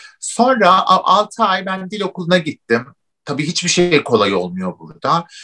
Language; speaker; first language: Turkish; native; Turkish